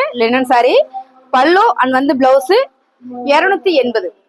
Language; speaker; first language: Tamil; native; Tamil